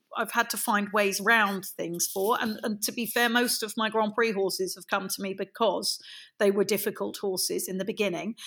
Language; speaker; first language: English; native; English